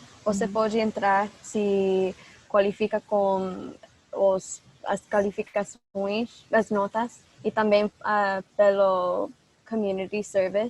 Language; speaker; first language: Portuguese; non-native, fluent; English